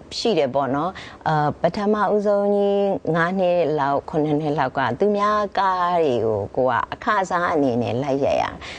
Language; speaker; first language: Burmese; native; Burmese